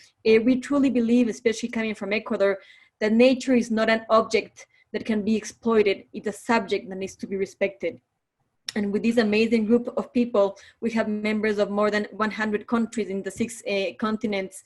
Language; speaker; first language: English; non-native, fluent; Spanish